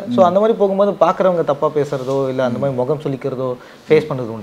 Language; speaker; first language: Tamil; native; Tamil